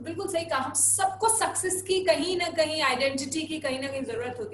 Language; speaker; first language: Hindi; native; Hindi